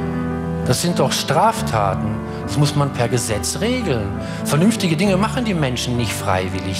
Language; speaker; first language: German; native; German